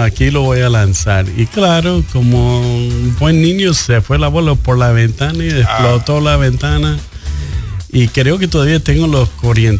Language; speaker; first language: Spanish; early bilingual, heritage; Spanish